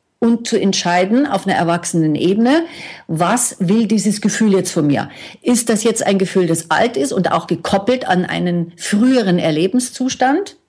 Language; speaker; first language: German; native; German